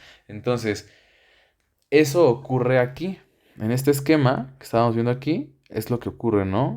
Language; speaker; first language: Spanish; native; Spanish